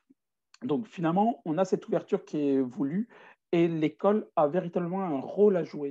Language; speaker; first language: French; native; French